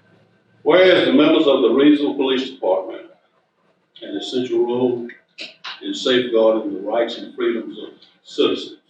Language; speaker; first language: English; native; English